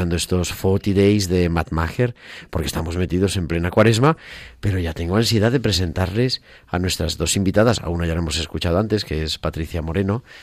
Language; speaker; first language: Spanish; native; Spanish